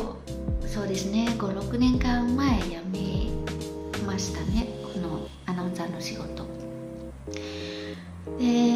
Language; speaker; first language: Japanese; non-native, fluent; Khmer